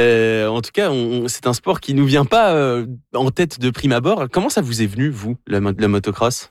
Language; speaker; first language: French; native; French